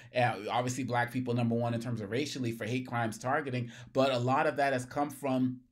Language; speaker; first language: English; native; English